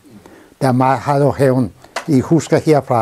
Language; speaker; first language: Danish; non-native, fluent; Spanish